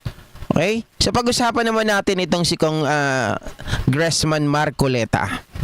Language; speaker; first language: Filipino; native; Filipino